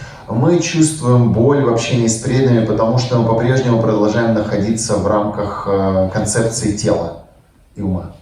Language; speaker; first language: Russian; native; Russian